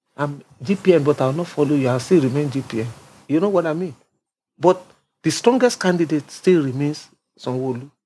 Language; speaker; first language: English; non-native, local second language; Yoruba